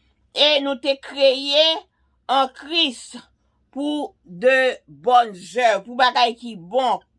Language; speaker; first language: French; non-native, local second language; Haitian Creole